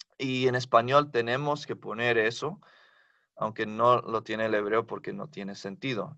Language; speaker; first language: Spanish; non-native, fluent; English